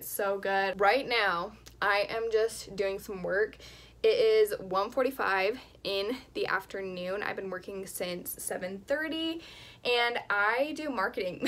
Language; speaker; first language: English; native; English